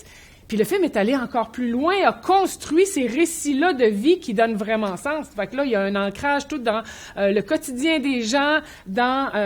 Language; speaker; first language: French; native; French